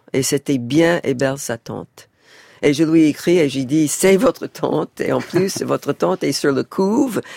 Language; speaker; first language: French; non-native, fluent; English